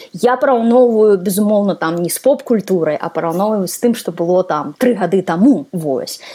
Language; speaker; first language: Belarusian; non-native, local second language; Russian